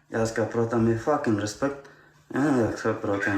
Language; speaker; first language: Swedish; non-native, learner; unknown